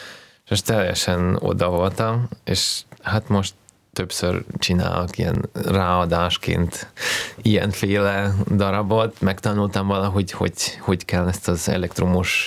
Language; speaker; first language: Hungarian; early bilingual, heritage; Hungarian